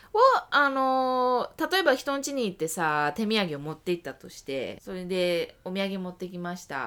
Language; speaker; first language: Japanese; native; Japanese